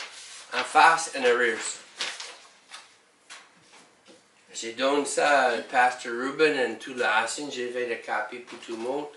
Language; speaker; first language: French; non-native, learner; English